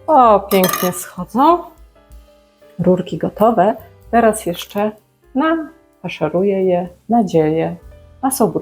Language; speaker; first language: Polish; native; Polish